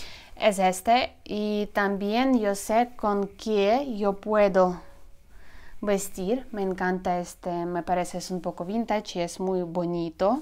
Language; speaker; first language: Spanish; non-native, learner; Ukrainian